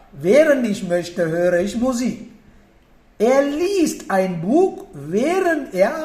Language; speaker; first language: German; non-native, fluent; Sinhala